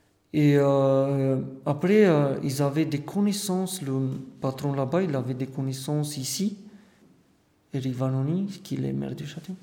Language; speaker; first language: French; non-native, fluent; Romanian